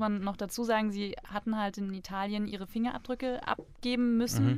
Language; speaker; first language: German; native; German